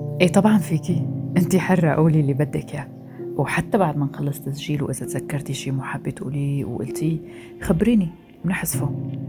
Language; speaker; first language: Arabic; native; Arabic